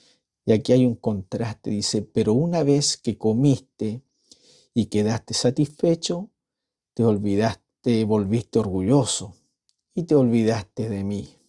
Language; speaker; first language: Spanish; native; Spanish